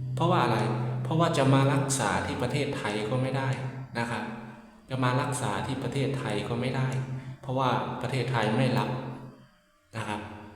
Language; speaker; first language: Thai; native; Thai